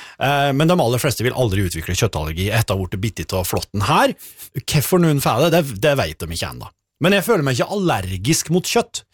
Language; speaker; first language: Norwegian; native; Norwegian